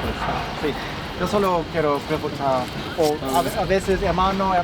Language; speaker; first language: Spanish; non-native, learner; German